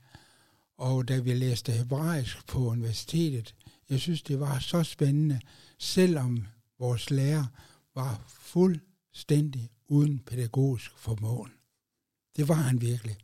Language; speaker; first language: Danish; native; Danish